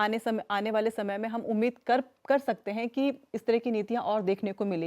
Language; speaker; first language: Hindi; native; Hindi